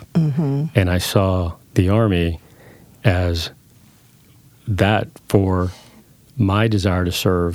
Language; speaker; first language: English; early bilingual, other home language; Spanish